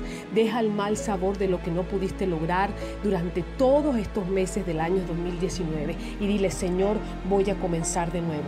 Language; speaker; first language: Spanish; native; Spanish